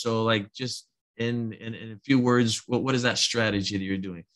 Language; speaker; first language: English; early bilingual, other home language; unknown